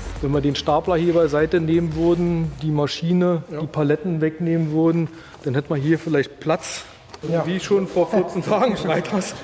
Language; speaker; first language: German; native; German